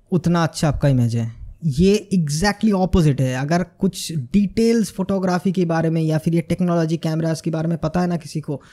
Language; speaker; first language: Hindi; non-native, local second language; Bangla